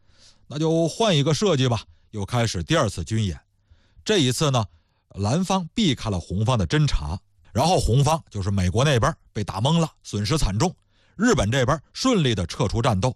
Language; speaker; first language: Chinese; native; Chinese